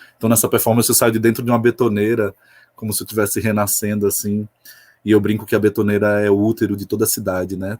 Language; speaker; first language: Portuguese; native; Portuguese